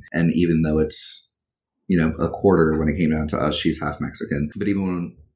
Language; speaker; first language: English; early bilingual, other home language; Spanish